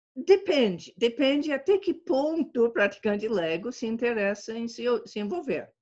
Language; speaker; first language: Portuguese; non-native, fluent; English